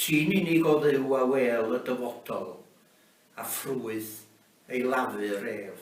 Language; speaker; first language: Welsh; native; Welsh